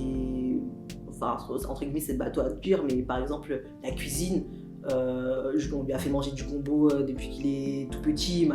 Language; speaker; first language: French; native; French